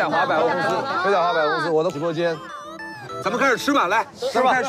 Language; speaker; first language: Chinese; native; Chinese